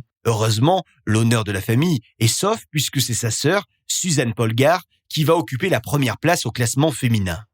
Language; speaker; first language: French; native; French